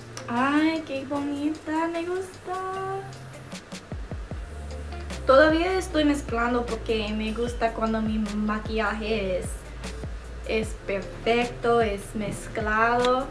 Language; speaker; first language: Spanish; non-native, learner; English